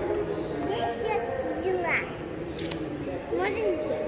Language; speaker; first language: Russian; early bilingual, other home language; Tajik